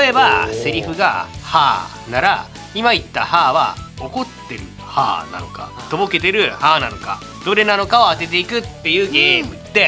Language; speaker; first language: Japanese; native; Japanese